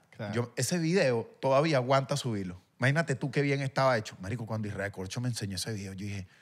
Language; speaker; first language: Spanish; native; Spanish